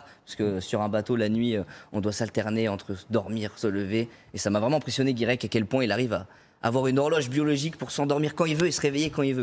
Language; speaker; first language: French; native; French